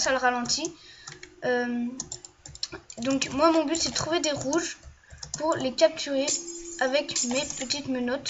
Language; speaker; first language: French; native; French